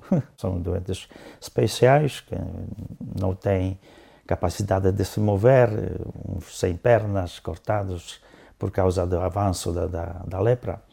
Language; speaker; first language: Portuguese; non-native, fluent; Polish